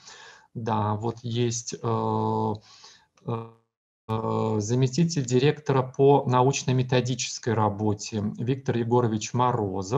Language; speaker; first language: Russian; native; Russian